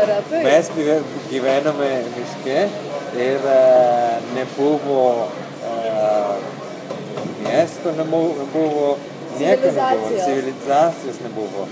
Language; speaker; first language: Lithuanian; non-native, learner; Italian